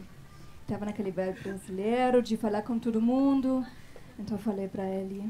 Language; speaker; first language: Portuguese; non-native, fluent; German